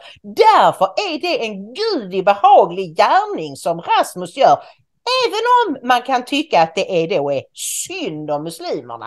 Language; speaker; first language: Swedish; native; Swedish